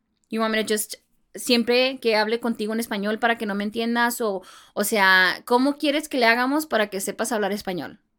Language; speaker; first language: Spanish; early bilingual, heritage; Spanish